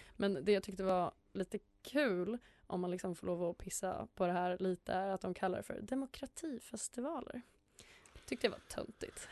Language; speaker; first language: Swedish; native; Swedish